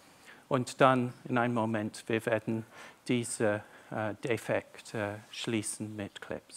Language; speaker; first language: German; non-native, fluent; English